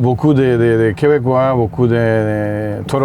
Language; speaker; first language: French; non-native, fluent; Spanish